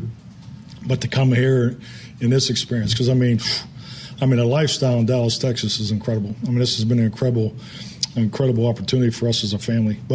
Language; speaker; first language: English; native; English